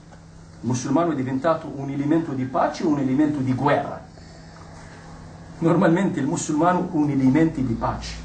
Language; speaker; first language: Italian; non-native, fluent; Arabic